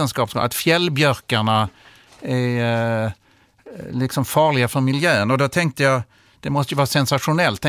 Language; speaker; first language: Swedish; native; Swedish